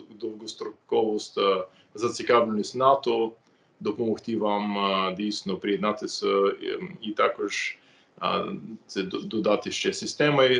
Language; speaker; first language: Ukrainian; non-native, fluent; English